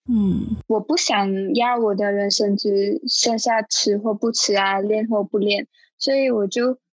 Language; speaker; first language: Chinese; native; Chinese